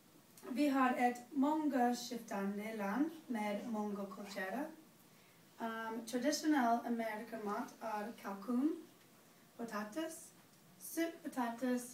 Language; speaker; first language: Swedish; non-native, learner; English